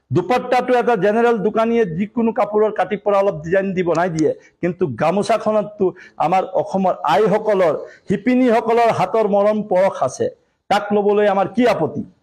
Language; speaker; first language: Assamese; non-native, local second language; Marwari